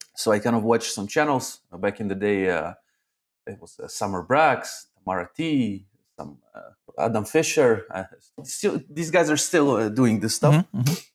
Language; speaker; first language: English; early bilingual, other home language; Russian